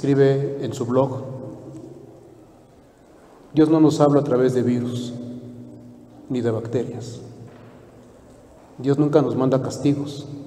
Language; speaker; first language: Spanish; native; Spanish